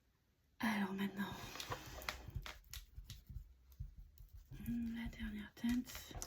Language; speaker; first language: French; native; French